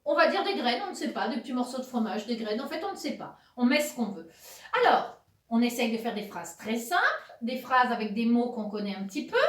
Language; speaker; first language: French; native; French